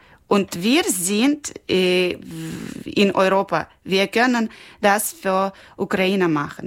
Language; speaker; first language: German; non-native, learner; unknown